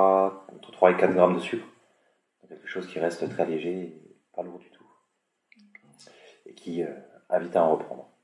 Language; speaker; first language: French; native; French